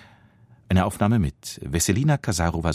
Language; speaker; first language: German; native; German